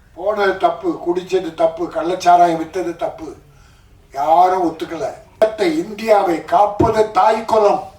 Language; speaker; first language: Tamil; native; Tamil